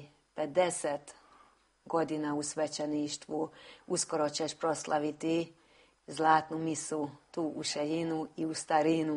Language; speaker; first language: Serbian; early bilingual, heritage; Croatian